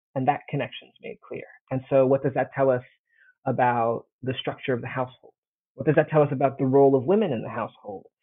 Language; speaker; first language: English; early bilingual, heritage; Italian